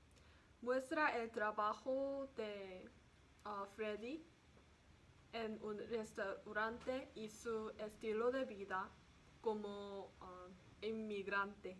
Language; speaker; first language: Spanish; non-native, learner; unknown